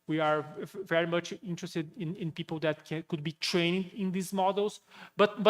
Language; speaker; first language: English; non-native, fluent; Portuguese